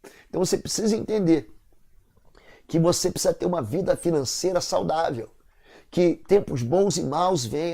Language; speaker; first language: Portuguese; native; Portuguese